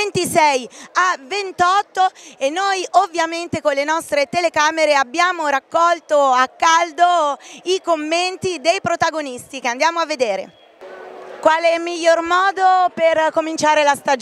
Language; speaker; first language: Italian; native; Italian